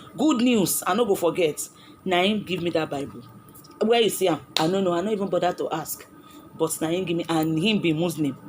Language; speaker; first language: Nigerian Pidgin; non-native, local second language; Yoruba